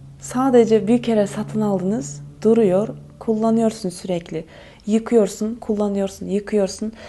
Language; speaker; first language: Turkish; non-native, fluent; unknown